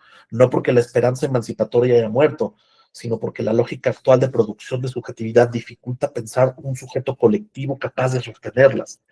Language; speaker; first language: Spanish; native; Spanish